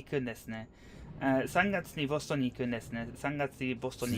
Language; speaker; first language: Japanese; non-native, learner; English